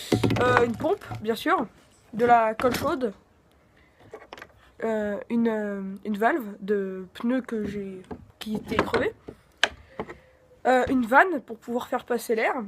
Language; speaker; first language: French; native; French